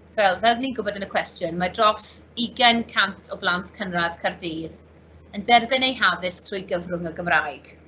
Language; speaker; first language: Welsh; native; Welsh